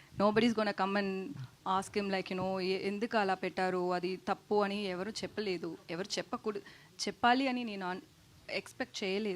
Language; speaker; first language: Telugu; non-native, learner; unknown